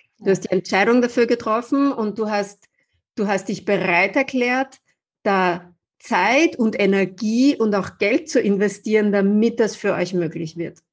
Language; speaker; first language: German; native; German